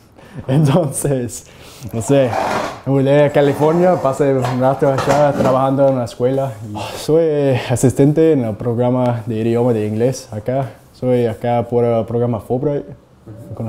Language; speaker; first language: Spanish; non-native, fluent; English